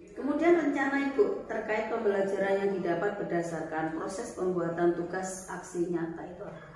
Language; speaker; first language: Indonesian; native; Indonesian